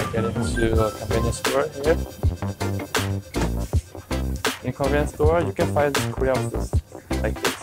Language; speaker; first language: English; non-native, learner; Korean